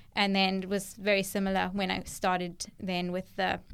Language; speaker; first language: English; native; English